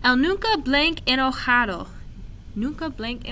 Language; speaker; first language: Spanish; non-native, fluent; English